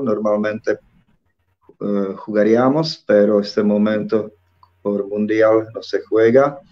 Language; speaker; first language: Spanish; non-native, fluent; Czech